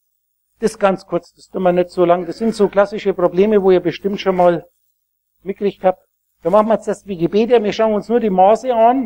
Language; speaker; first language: German; native; German